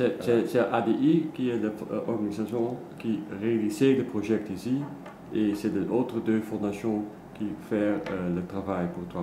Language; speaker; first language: French; non-native, learner; Dutch